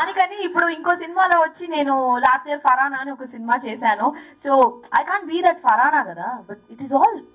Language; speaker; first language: Telugu; early bilingual, heritage; Telugu